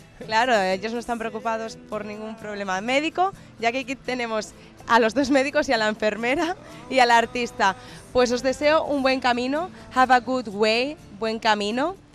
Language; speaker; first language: Spanish; native; Spanish